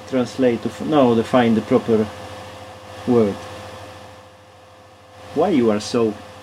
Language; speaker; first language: English; non-native, learner; Polish